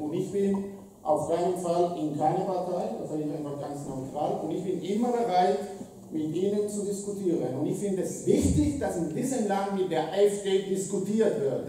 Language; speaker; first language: German; non-native, fluent; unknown